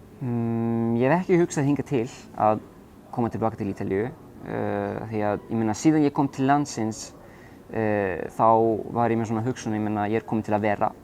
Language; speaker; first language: Icelandic; non-native, fluent; Italian